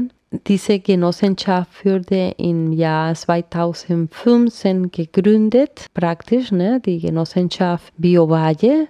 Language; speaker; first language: German; non-native, fluent; Spanish